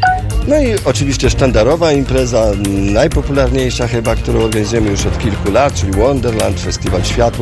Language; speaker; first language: Polish; native; Polish